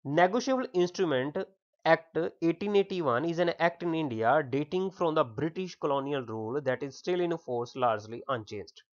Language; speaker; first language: English; non-native, local second language; Punjabi